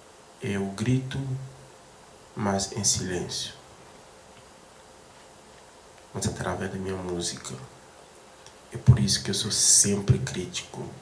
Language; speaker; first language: Portuguese; non-native, fluent; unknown